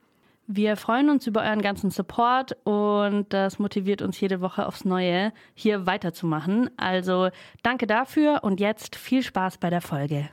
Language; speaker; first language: German; native; German